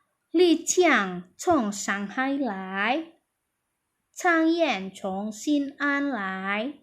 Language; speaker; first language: Chinese; non-native, fluent; Indonesian